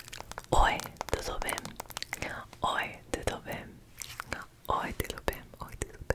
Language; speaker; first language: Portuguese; non-native, learner; English